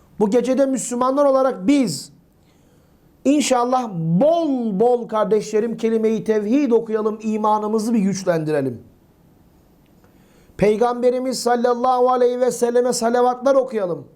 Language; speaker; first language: Turkish; native; Turkish